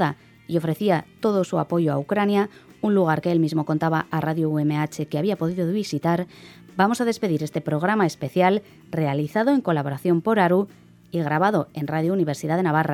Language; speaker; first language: Spanish; native; Spanish